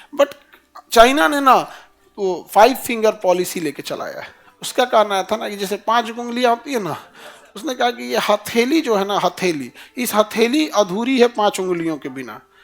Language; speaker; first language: Hindi; native; Hindi